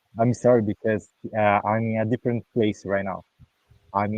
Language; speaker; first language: English; non-native, learner; Portuguese